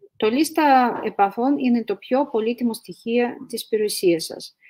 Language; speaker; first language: Greek; non-native, fluent; Russian